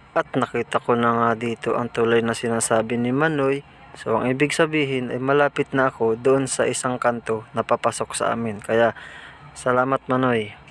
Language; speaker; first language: Filipino; non-native, local second language; Bikol